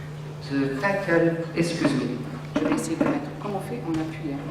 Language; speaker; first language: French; non-native, local second language; Kabyle